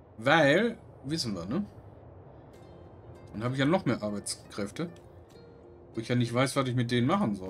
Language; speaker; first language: German; native; German